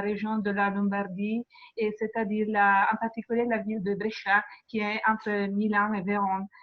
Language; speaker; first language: French; non-native, fluent; Italian